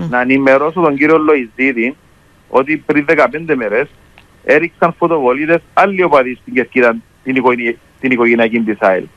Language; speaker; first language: Greek; native; Greek